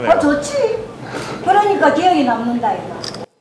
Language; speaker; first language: Korean; native; Korean